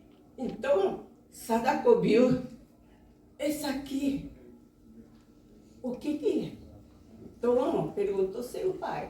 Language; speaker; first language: Portuguese; non-native, learner; Japanese